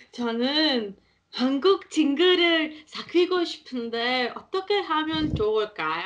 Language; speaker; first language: Korean; non-native, learner; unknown